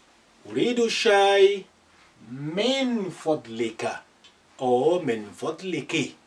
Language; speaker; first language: Arabic; non-native, fluent; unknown